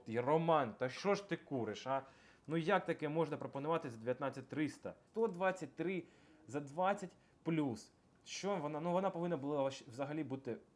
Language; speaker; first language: Ukrainian; non-native, local second language; Russian